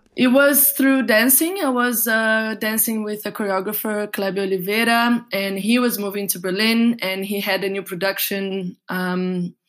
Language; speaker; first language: English; non-native, fluent; Portuguese